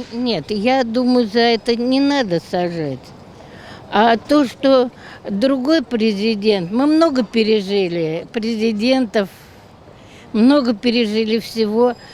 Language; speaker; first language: Russian; native; Russian